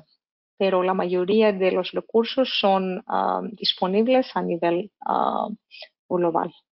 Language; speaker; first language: Spanish; non-native, fluent; English